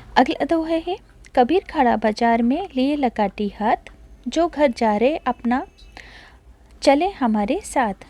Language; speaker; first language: Hindi; native; Hindi